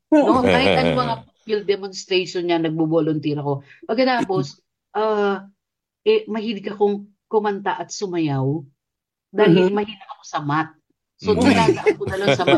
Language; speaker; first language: Filipino; native; Filipino